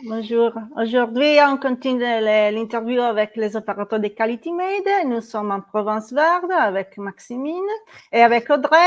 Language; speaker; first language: French; non-native, learner; Italian